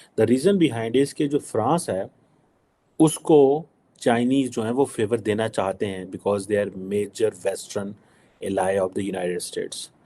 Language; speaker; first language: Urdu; native; Urdu